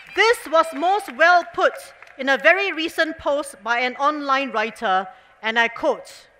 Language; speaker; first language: English; native; English